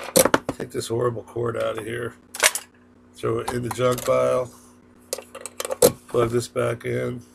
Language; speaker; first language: English; native; English